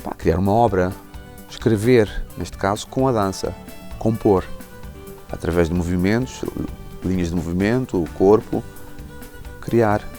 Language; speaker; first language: Portuguese; non-native, local second language; Kabuverdianu